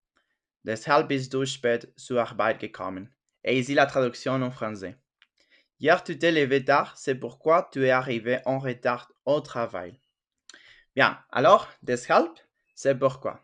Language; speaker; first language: French; non-native, fluent; Spanish